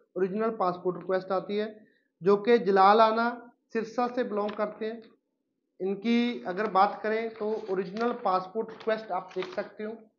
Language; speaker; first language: Hindi; non-native, local second language; Punjabi